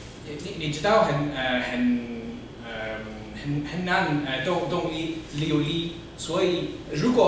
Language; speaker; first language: Chinese; non-native, learner; English